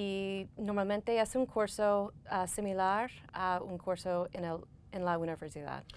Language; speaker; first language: Spanish; non-native, fluent; English